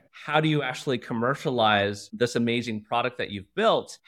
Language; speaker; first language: English; early bilingual, other home language; Chinese